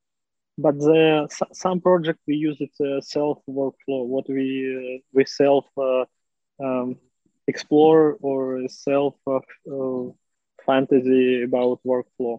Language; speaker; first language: English; non-native, learner; Russian